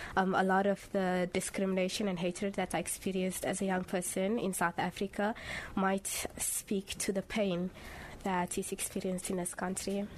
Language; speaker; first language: English; early bilingual, other home language; Somali